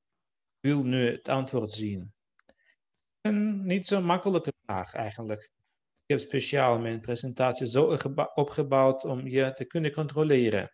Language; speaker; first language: Dutch; non-native, fluent; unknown